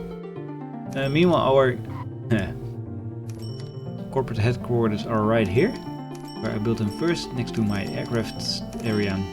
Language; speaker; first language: English; non-native, fluent; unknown